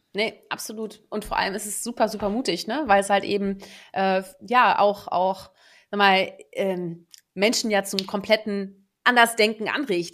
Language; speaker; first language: German; early bilingual, other home language; Dutch